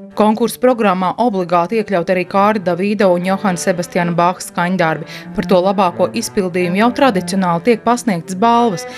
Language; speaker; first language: Latvian; native; Latvian